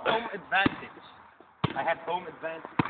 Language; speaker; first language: English; non-native, learner; Dutch